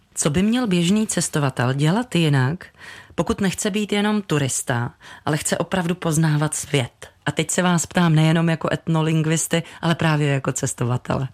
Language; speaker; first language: Czech; native; Czech